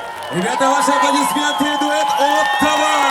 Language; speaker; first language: Russian; native; Russian